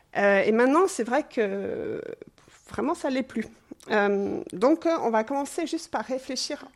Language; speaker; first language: French; non-native, fluent; English